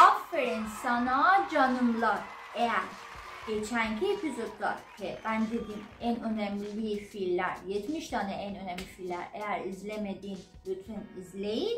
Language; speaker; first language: Turkish; non-native, fluent; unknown